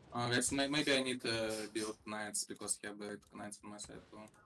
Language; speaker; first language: English; non-native, learner; Russian